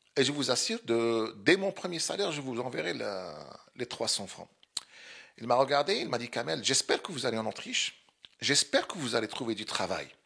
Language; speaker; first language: French; non-native, local second language; Arabic